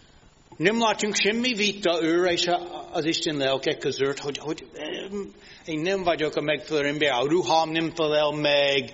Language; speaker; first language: Hungarian; non-native, fluent; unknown